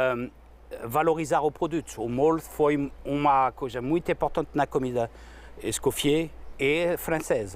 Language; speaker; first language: Portuguese; non-native, learner; French